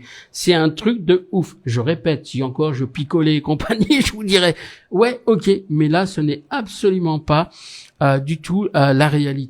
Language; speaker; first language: French; native; French